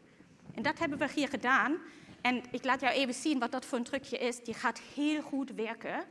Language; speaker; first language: Dutch; non-native, fluent; German